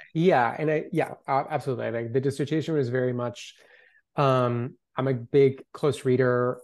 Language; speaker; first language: English; non-native, fluent; Spanish